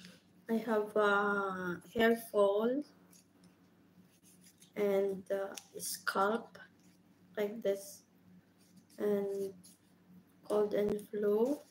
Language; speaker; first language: English; non-native, learner; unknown